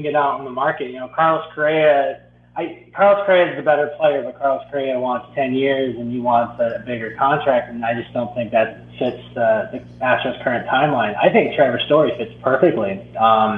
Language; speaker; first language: English; native; English